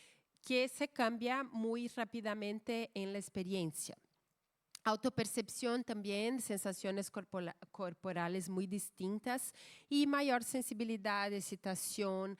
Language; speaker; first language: Spanish; non-native, fluent; Portuguese